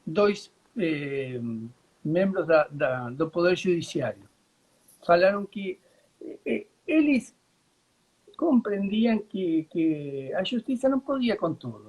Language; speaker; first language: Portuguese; non-native, learner; Spanish